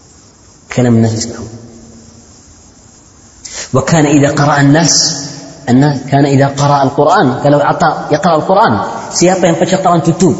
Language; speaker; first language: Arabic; non-native, fluent; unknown